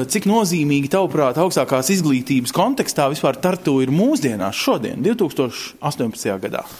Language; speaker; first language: Latvian; native; Latvian